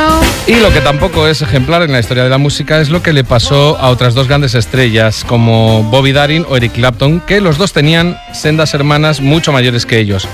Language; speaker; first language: Spanish; native; Spanish